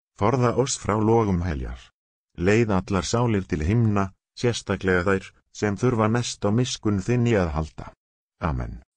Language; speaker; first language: Icelandic; non-native, learner; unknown